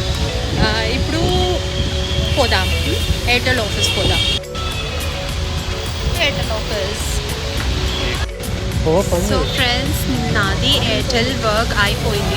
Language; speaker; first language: Telugu; non-native, local second language; Kannada